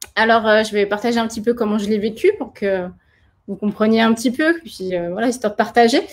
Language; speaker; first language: French; native; French